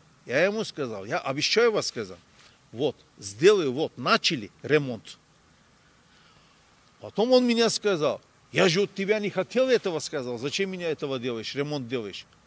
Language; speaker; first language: Russian; non-native, learner; Turkish